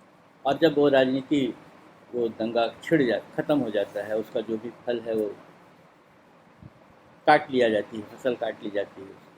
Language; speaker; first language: Hindi; native; Hindi